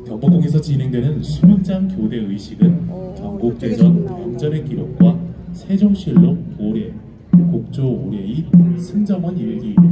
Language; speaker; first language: Korean; native; Korean